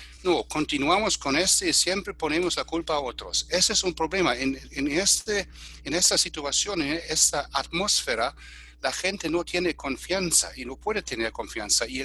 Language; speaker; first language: Spanish; non-native, fluent; German